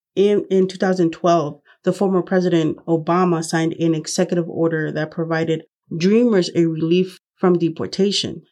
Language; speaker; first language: English; early bilingual, other home language; Spanish